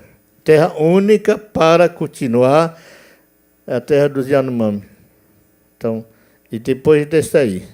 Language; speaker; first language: Portuguese; non-native, local second language; Yanomámi